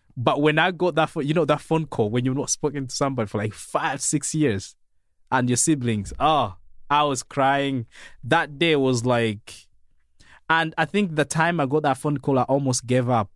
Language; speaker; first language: English; non-native, fluent; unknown